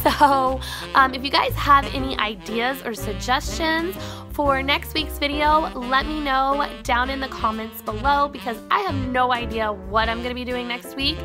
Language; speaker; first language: English; native; English